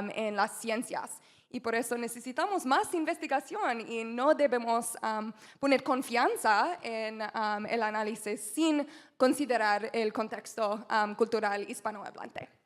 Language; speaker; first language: Spanish; non-native, learner; English